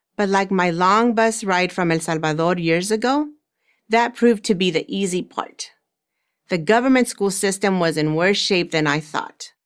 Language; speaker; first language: English; early bilingual, other home language; Spanish